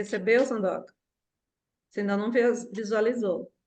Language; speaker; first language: Portuguese; native; Portuguese